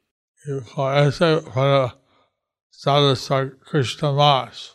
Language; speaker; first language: Spanish; non-native, learner; English